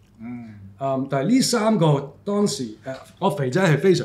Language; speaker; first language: Cantonese; early bilingual, heritage; Cantonese